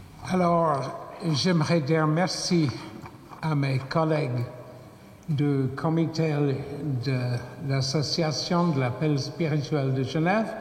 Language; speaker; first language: French; non-native, fluent; English